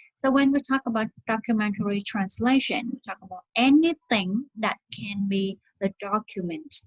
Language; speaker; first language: English; non-native, fluent; Vietnamese